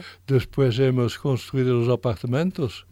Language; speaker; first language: Spanish; non-native, fluent; French